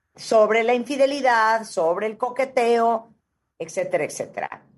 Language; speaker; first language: Spanish; native; Spanish